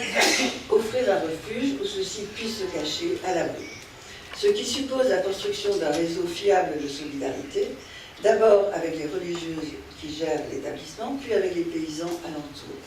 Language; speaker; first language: French; native; French